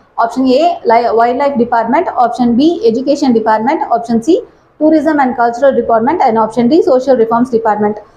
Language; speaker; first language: English; non-native, local second language; Tamil